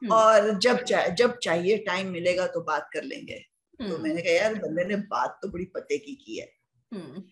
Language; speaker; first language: Hindi; native; Hindi